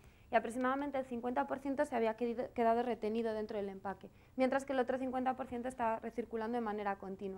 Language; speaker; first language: Spanish; native; Spanish